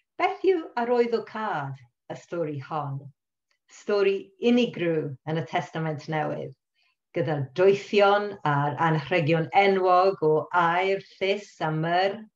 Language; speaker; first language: Welsh; non-native, local second language; English